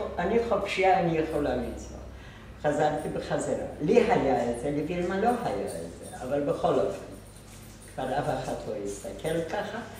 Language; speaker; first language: Hebrew; non-native, fluent; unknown